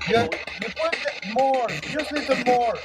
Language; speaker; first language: English; non-native, local second language; French